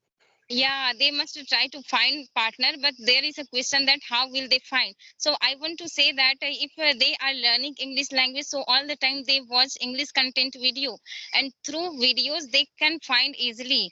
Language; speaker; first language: English; non-native, learner; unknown